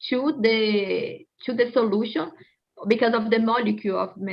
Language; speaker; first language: English; non-native, fluent; Portuguese